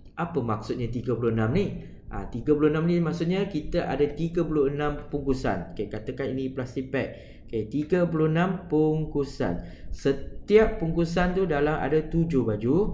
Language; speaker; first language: Malay; non-native, local second language; Chinese